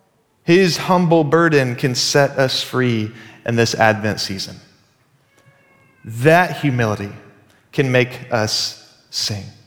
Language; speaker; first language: English; native; English